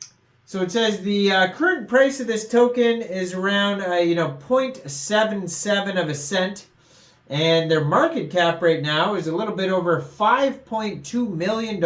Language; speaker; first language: English; native; English